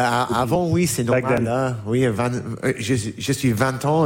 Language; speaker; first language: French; non-native, learner; English